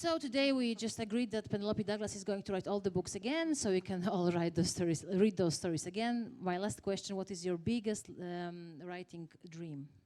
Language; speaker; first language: English; non-native, fluent; Polish